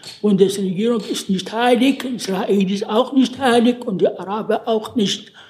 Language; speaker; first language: German; non-native, learner; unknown